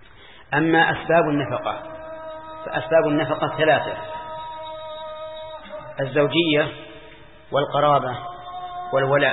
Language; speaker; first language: Arabic; native; Arabic